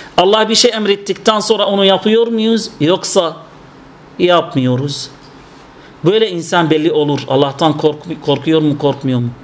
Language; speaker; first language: Turkish; non-native, fluent; Arabic